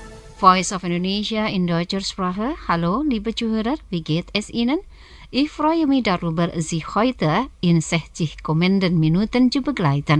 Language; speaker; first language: German; non-native, fluent; Indonesian